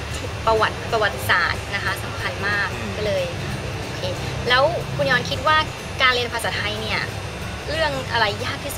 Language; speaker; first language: Thai; native; Thai